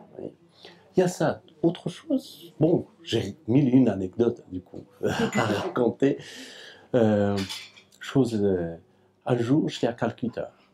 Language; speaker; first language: French; non-native, fluent; Persian